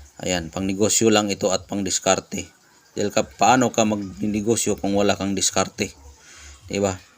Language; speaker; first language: Filipino; non-native, local second language; Cebuano